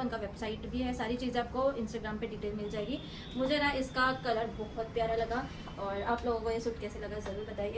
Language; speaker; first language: Hindi; native; Hindi